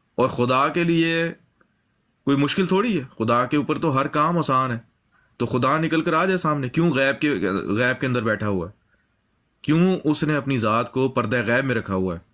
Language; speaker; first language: Urdu; native; Urdu